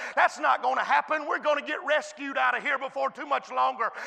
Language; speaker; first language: English; native; English